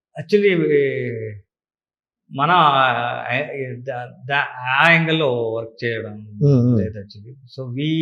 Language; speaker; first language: Telugu; non-native, learner; Kannada